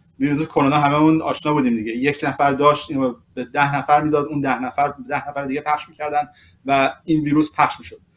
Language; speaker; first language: Persian; early bilingual, other home language; English